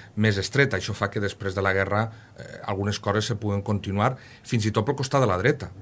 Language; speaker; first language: Catalan; native; Catalan